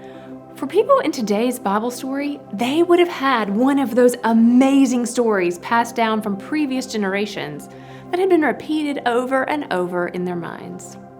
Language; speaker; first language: English; native; English